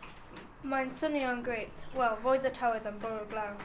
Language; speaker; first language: Welsh; non-native, learner; English